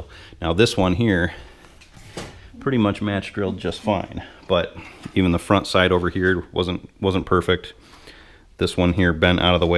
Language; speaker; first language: English; native; English